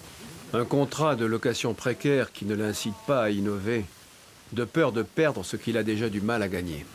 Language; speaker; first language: French; native; French